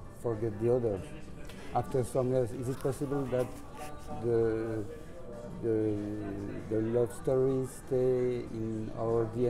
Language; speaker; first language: English; non-native, learner; French